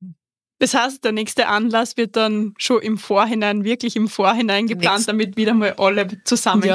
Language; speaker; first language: German; native; German